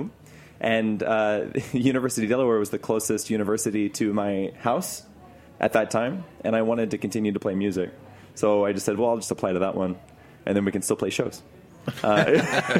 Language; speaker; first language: English; native; English